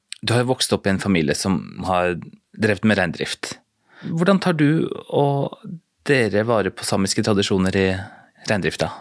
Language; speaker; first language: Norwegian; native; Norwegian